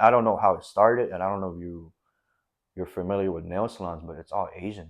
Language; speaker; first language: English; native; English